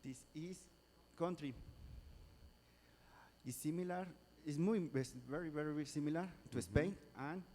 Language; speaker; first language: English; non-native, learner; Spanish